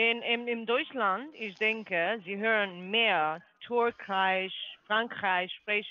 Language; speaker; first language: German; non-native, learner; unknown